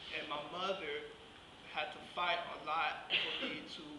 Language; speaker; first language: English; native; English